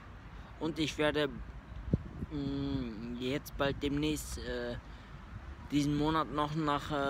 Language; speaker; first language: German; early bilingual, other home language; Turkish